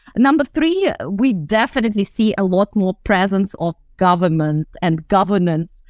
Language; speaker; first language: English; non-native, fluent; Russian